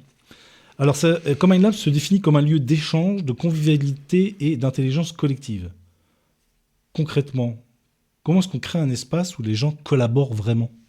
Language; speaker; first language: French; native; French